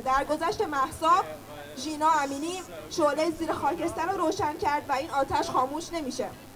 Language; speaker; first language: Persian; native; Persian